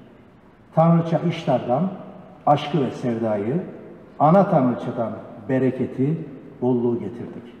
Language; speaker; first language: Turkish; native; Turkish